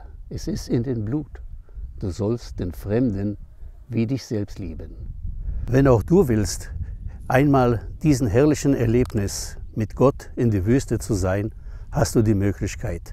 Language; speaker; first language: German; non-native, fluent; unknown